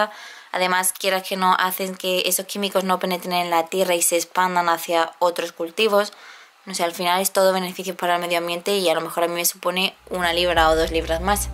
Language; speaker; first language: Spanish; native; Spanish